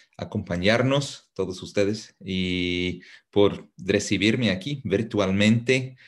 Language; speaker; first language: Spanish; non-native, fluent; English